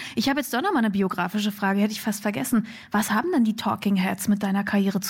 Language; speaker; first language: German; native; German